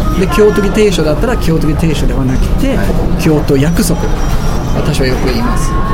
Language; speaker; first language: Japanese; non-native, fluent; Swedish